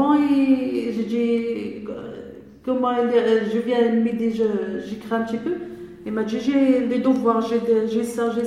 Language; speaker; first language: French; non-native, learner; Arabic